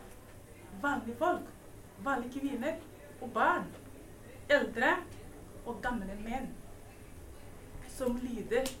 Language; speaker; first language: Norwegian; non-native, fluent; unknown